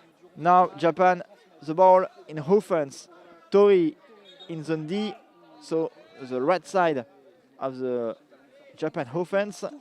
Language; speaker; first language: English; non-native, learner; French